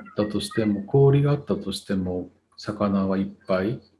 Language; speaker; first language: Japanese; non-native, fluent; Tatar